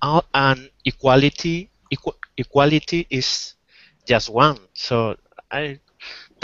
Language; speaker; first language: English; non-native, learner; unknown